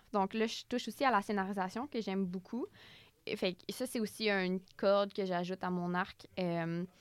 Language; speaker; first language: French; native; French